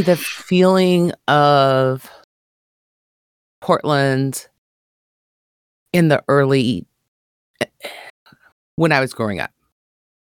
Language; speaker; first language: English; native; English